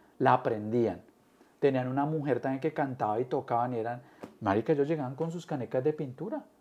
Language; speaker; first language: Spanish; native; Spanish